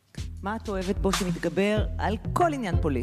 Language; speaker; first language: Hebrew; native; Hebrew